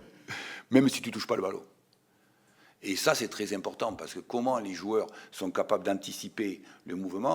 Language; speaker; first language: French; native; French